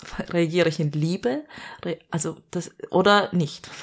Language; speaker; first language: German; early bilingual, other home language; Malayalam